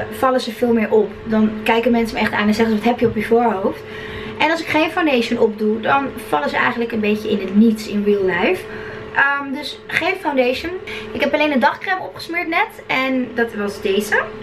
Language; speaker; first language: Dutch; native; Dutch